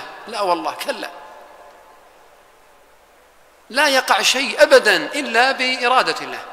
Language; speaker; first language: Arabic; native; Arabic